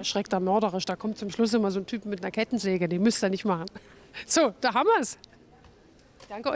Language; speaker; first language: German; native; German